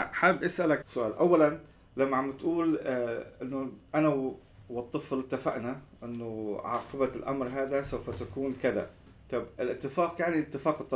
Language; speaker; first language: Arabic; native; Arabic